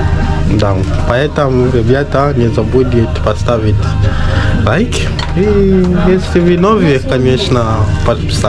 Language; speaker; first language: Russian; non-native, learner; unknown